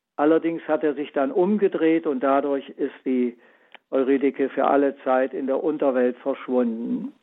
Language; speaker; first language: German; native; German